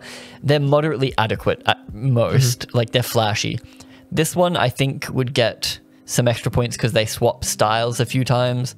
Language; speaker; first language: English; native; English